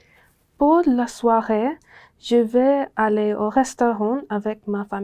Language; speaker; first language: French; non-native, learner; English